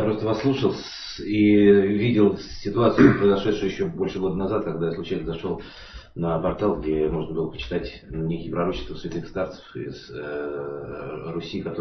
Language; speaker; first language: Russian; native; Russian